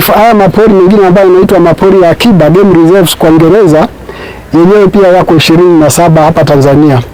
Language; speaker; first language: Swahili; non-native, local second language; Masai